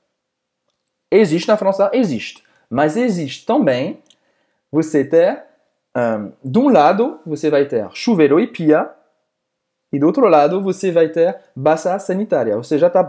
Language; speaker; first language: Portuguese; non-native, fluent; French